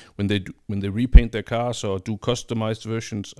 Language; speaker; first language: English; non-native, fluent; Danish